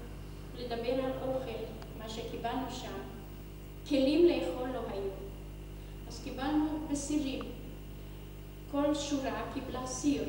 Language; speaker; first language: Hebrew; non-native, fluent; Hungarian